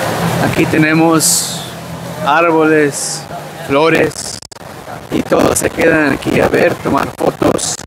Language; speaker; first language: Spanish; early bilingual, other home language; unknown